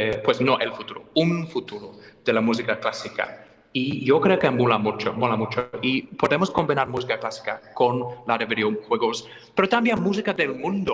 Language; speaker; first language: Spanish; non-native, fluent; English